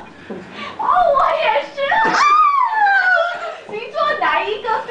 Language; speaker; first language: Chinese; non-native, learner; English